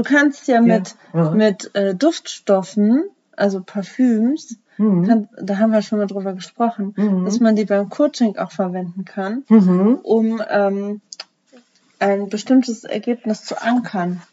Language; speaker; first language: German; native; German